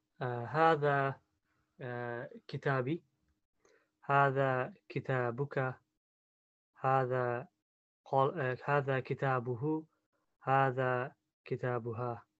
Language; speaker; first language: Arabic; non-native, learner; English